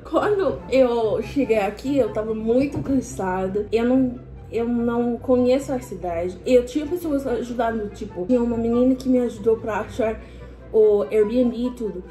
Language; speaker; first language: Portuguese; non-native, fluent; English